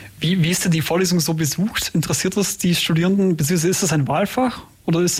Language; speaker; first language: German; native; German